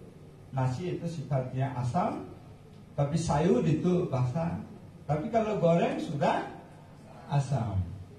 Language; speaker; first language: Indonesian; non-native, fluent; Bangla